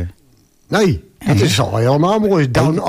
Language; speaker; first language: Dutch; native; Dutch